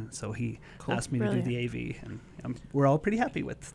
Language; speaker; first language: English; native; English